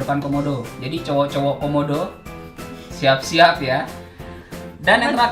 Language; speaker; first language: Indonesian; native; Indonesian